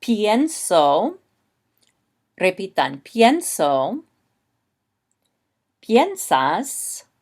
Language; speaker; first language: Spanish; non-native, fluent; English